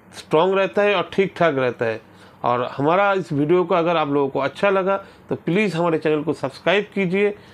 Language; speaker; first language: Hindi; non-native, local second language; Bangla